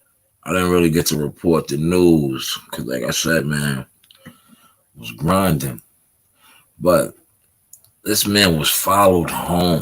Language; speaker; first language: English; native; English